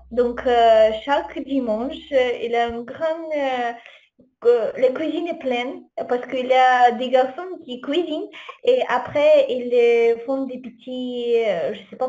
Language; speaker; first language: French; non-native, fluent; Ukrainian